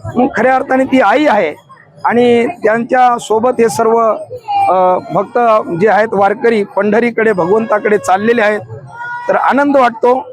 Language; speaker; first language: Marathi; native; Marathi